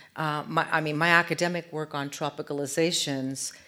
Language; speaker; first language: English; early bilingual, other home language; Spanish